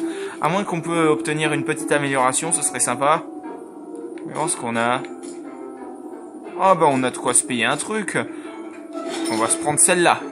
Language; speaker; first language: French; native; French